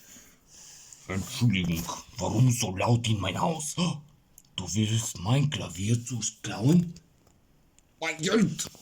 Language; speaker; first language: German; non-native, learner; Bulgarian